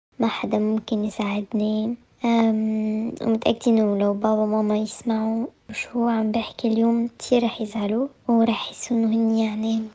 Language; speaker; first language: Arabic; early bilingual, heritage; French